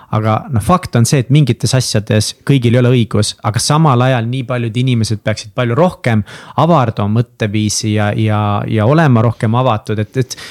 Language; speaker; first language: Estonian; native; Estonian